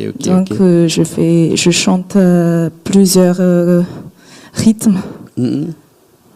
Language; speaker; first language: French; non-native, local second language; Malagasy